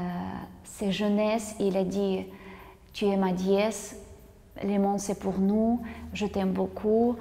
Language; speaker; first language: French; non-native, learner; Russian